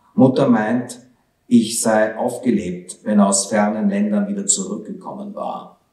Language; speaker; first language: German; early bilingual, other home language; Hebrew